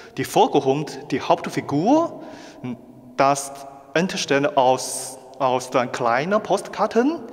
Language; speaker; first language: German; non-native, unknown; Chinese